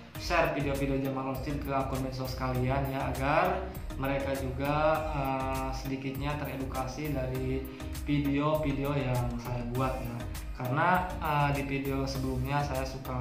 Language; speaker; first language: Indonesian; native; Indonesian